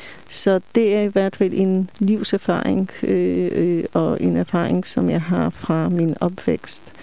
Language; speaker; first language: Danish; non-native, fluent; Polish